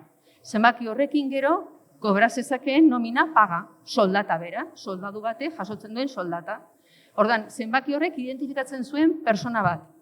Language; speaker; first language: Basque; native; Basque